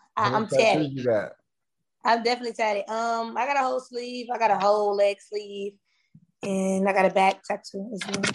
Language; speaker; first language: English; native; English